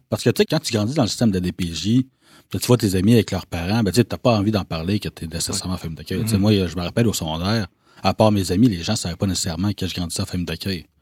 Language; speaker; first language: French; native; French